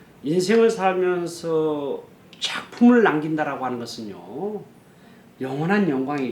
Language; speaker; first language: Korean; native; Korean